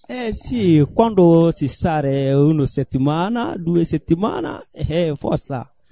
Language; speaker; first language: Italian; non-native, learner; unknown